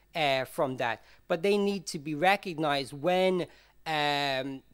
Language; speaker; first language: English; native; English